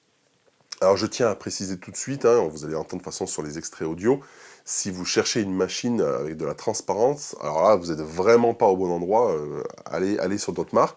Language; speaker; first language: French; native; French